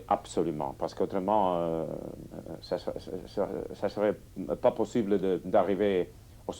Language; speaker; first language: French; non-native, fluent; Catalan